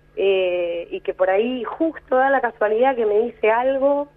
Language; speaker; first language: Spanish; native; Spanish